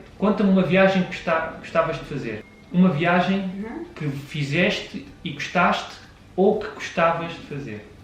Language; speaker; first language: Portuguese; native; Portuguese